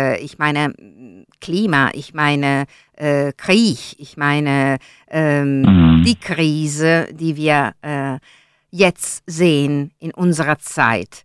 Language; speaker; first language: German; non-native, learner; Italian